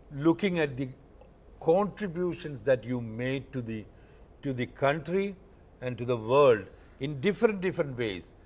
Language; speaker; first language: English; non-native, local second language; Malayalam